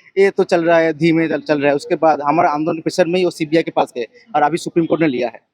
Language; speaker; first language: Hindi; non-native, local second language; Bangla